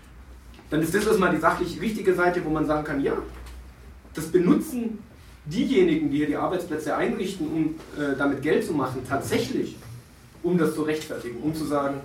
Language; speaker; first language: German; native; German